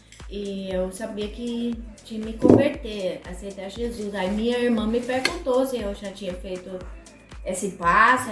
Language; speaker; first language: Portuguese; non-native, fluent; German